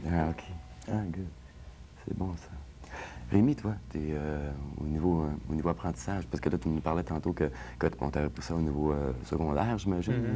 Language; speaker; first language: French; native; French